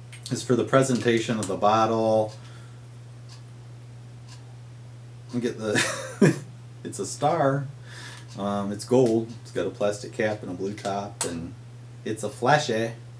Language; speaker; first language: English; native; English